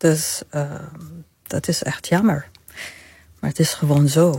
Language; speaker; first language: Dutch; non-native, fluent; Arabic